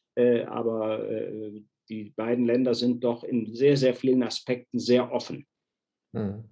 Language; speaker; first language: German; native; German